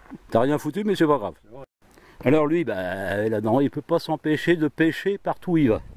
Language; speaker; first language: French; native; French